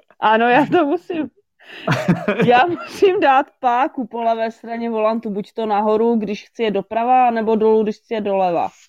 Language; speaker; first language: Czech; native; Czech